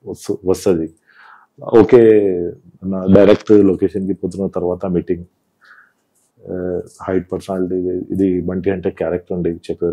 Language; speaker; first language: Telugu; non-native, local second language; Hindi